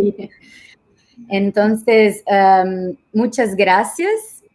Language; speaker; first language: Spanish; non-native, learner; Portuguese